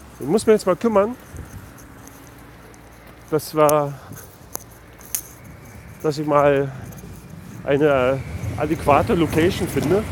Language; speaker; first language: German; native; German